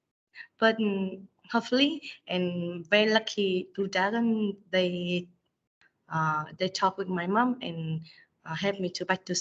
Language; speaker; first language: English; non-native, learner; Vietnamese